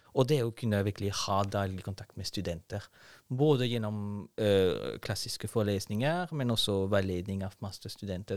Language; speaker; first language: Norwegian; non-native, fluent; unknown